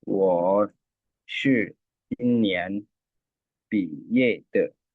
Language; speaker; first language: Chinese; non-native, learner; Lao